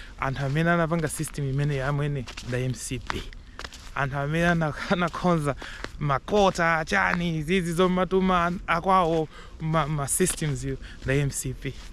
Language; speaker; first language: Nyanja; native; Nyanja